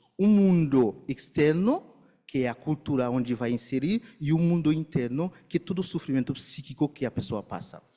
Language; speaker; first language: Portuguese; non-native, fluent; Haitian Creole